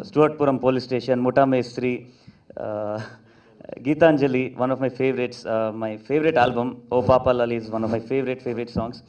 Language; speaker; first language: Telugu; non-native, learner; Kannada